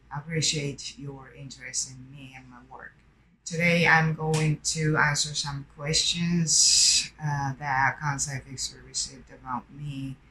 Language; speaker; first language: English; non-native, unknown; Japanese